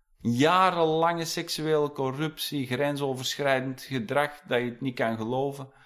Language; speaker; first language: Dutch; non-native, fluent; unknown